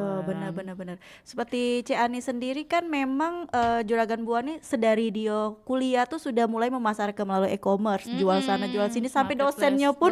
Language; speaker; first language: Indonesian; native; Indonesian